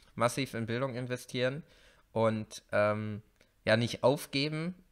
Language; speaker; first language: German; native; German